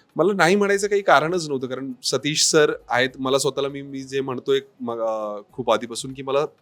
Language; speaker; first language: Marathi; native; Marathi